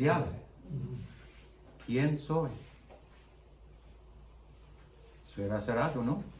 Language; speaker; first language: Spanish; non-native, learner; English